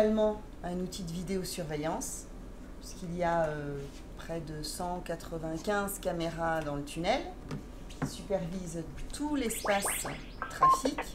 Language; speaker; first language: French; native; French